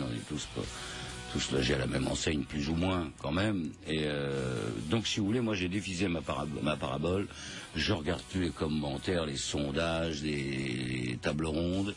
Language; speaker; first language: French; native; French